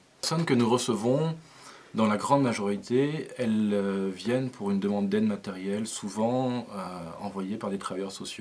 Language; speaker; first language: French; native; French